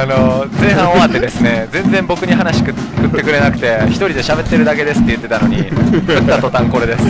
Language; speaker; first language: Japanese; native; Japanese